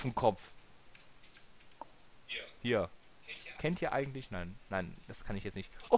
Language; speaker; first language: German; native; German